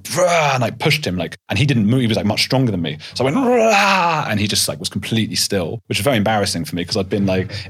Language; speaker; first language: English; native; English